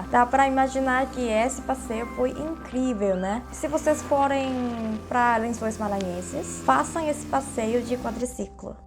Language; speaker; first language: Portuguese; non-native, fluent; Korean